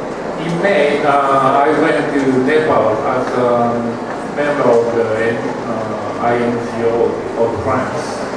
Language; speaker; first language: English; non-native, learner; Japanese